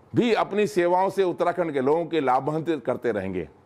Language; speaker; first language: Hindi; native; Hindi